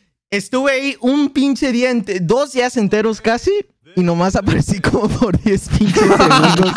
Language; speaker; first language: Spanish; native; Spanish